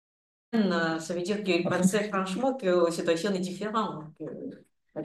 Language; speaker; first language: French; non-native, fluent; Russian